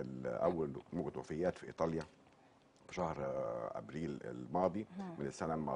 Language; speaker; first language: Arabic; native; Arabic